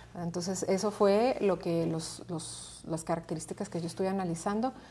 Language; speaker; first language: Spanish; native; Spanish